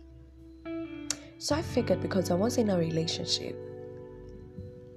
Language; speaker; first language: English; non-native, local second language; Swahili